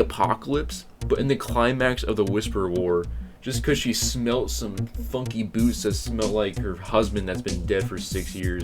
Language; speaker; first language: English; native; English